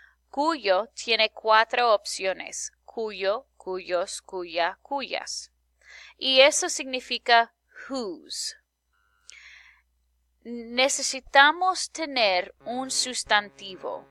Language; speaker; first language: Spanish; non-native, fluent; English